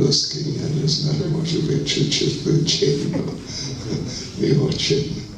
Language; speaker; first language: Russian; non-native, learner; English